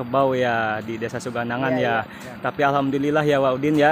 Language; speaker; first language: Indonesian; native; Indonesian